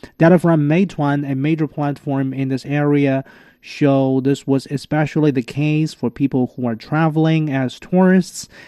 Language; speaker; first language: English; non-native, fluent; Chinese